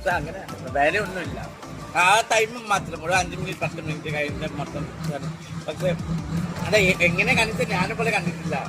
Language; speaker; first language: Malayalam; non-native, fluent; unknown